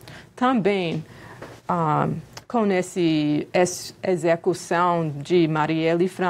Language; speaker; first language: Portuguese; non-native, fluent; English